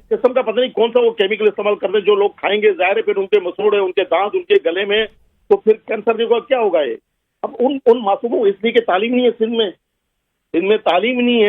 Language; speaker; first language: Urdu; native; Urdu